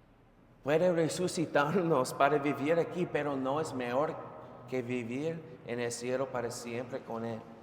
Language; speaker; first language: Spanish; non-native, fluent; English